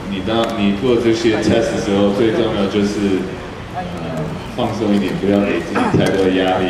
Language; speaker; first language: Chinese; early bilingual, heritage; English